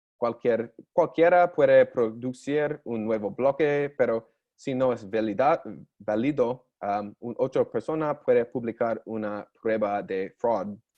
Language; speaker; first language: Spanish; non-native, learner; English